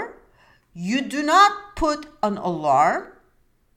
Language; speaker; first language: English; non-native, fluent; Turkish